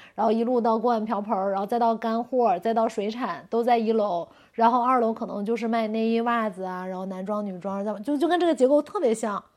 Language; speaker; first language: Chinese; native; Chinese